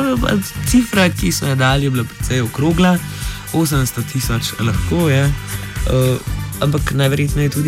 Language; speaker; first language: Slovenian; native; Slovenian